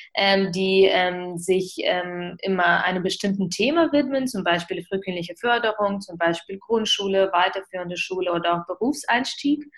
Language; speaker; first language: German; early bilingual, other home language; Ukrainian